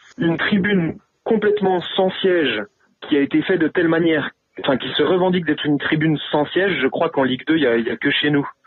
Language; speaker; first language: French; native; French